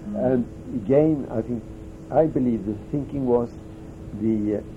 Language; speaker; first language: English; non-native, fluent; Swedish